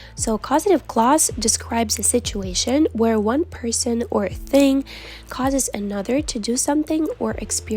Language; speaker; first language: English; non-native, fluent; Ukrainian